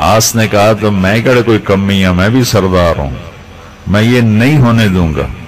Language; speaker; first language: Urdu; non-native, local second language; Punjabi